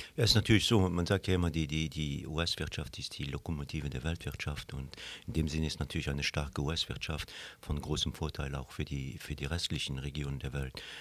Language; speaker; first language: German; non-native, local second language; Luxembourgish